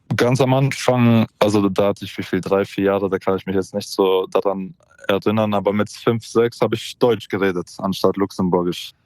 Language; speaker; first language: German; non-native, local second language; Polish